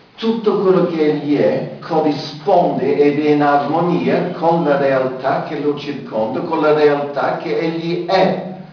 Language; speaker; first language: Italian; non-native, fluent; English